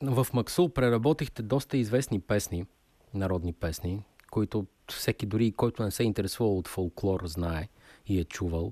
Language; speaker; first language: Bulgarian; native; Bulgarian